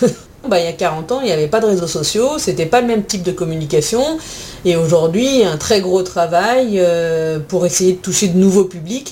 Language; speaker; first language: French; native; French